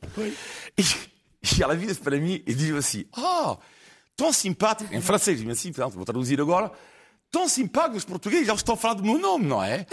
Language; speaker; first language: Portuguese; non-native, fluent; French